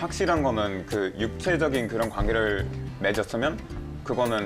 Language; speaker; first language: Korean; non-native, fluent; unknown